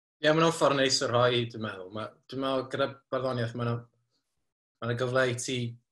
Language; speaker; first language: Welsh; native; Welsh